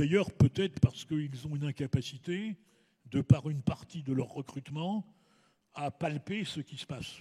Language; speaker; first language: French; native; French